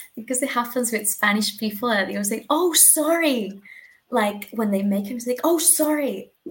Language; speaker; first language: English; non-native, fluent; Spanish